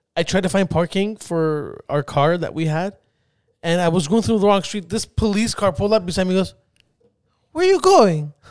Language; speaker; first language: English; early bilingual, other home language; Spanish